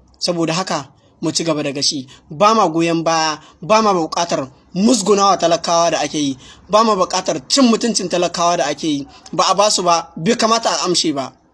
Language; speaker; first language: Hausa; native; Hausa